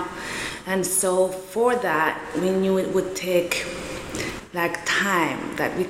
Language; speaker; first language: English; non-native, local second language; Kinyarwanda